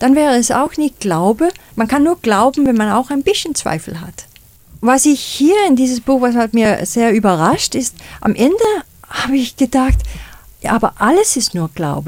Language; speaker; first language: German; non-native, fluent; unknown